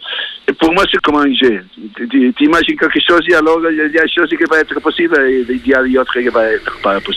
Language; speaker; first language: French; non-native, learner; Spanish